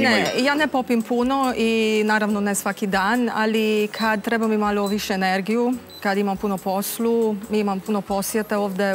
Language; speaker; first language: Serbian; non-native, learner; Romanian